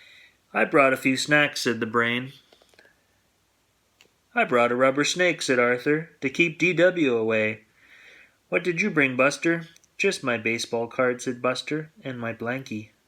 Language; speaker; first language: English; native; English